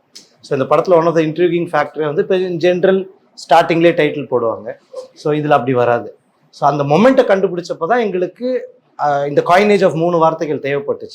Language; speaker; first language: Tamil; native; Tamil